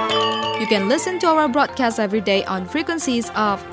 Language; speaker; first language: English; non-native, fluent; Indonesian